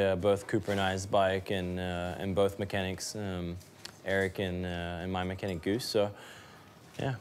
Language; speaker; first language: English; native; English